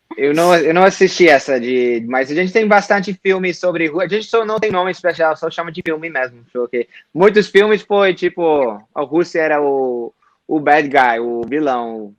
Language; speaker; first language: Portuguese; non-native, fluent; English